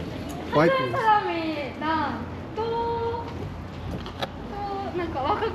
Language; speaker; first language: Korean; non-native, learner; Japanese